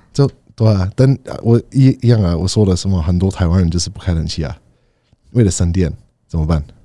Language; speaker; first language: Chinese; non-native, fluent; English